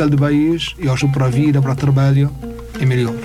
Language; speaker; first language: Portuguese; non-native, learner; Arabic